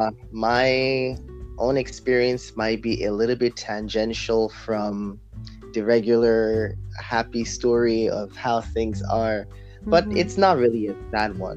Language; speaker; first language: English; non-native, local second language; Yoruba